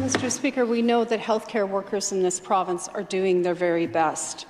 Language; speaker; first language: English; native; English